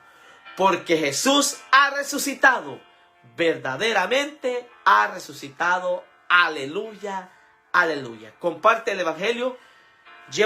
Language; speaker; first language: Spanish; native; Spanish